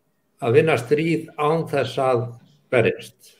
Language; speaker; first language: Icelandic; native; Icelandic